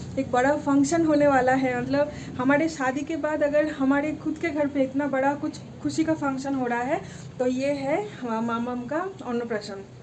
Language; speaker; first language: Hindi; non-native, local second language; Bangla